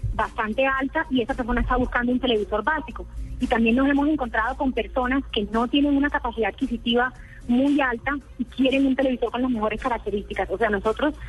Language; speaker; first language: Spanish; native; Spanish